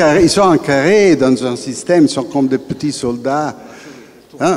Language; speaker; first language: French; non-native, fluent; Italian